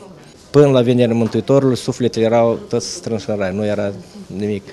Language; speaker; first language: Romanian; native; Romanian